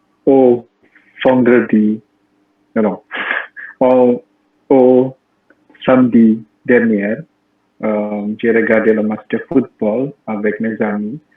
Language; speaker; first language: French; non-native, learner; Indonesian